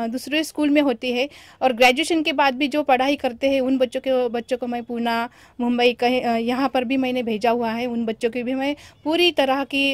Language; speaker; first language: Hindi; non-native, local second language; Marathi